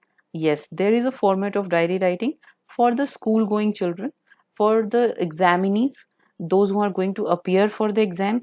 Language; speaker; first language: English; non-native, local second language; Hindi